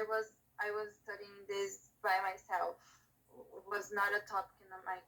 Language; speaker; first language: English; non-native, learner; Portuguese